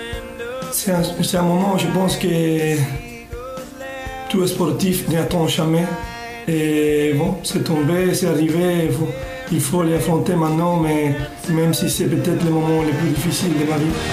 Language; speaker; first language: French; non-native, fluent; Spanish